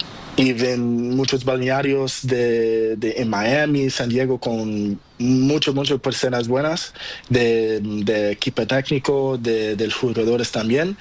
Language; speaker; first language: Spanish; non-native, learner; Portuguese